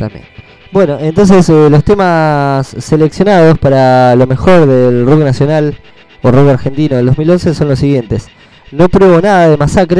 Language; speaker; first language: Spanish; native; Spanish